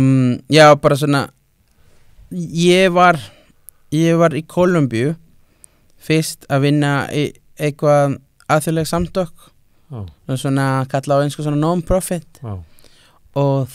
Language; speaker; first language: Icelandic; non-native, fluent; Spanish